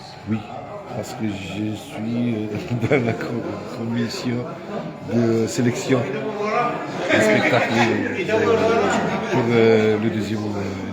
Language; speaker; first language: French; non-native, learner; Romanian